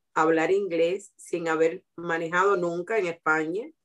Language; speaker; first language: Spanish; native; Spanish